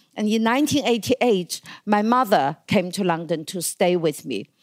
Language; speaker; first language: English; non-native, fluent; Chinese